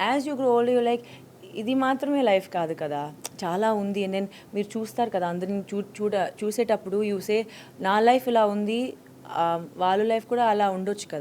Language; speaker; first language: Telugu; non-native, fluent; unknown